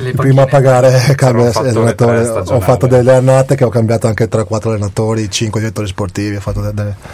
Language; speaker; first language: Italian; native; Italian